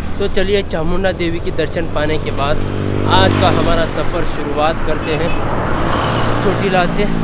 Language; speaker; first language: Hindi; non-native, local second language; Kannada